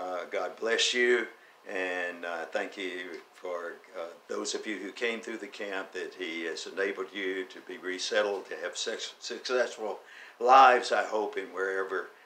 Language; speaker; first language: English; native; English